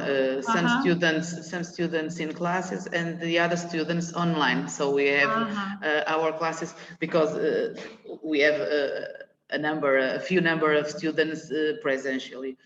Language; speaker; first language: English; non-native, learner; Portuguese